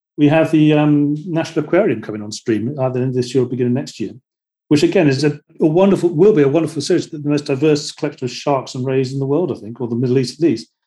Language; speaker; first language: English; native; English